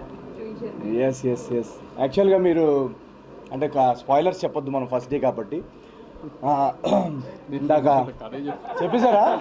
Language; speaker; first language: Telugu; native; Telugu